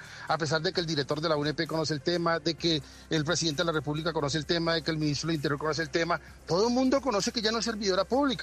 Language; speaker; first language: Spanish; native; Spanish